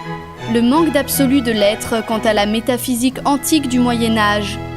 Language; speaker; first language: French; native; French